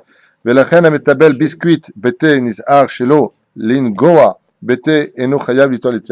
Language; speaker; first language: Hebrew; non-native, fluent; French